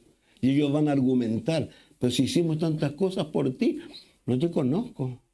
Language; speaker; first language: Spanish; native; Spanish